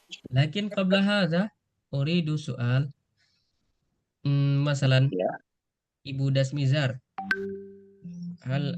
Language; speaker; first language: Arabic; non-native, fluent; Indonesian